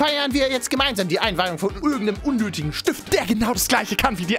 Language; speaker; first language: German; native; German